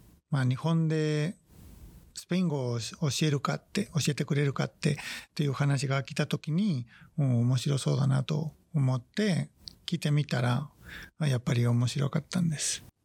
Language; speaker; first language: Japanese; non-native, fluent; Spanish